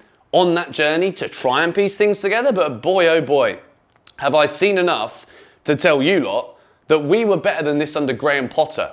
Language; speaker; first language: English; native; English